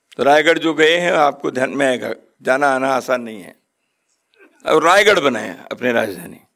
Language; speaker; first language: Hindi; non-native, local second language; Kannada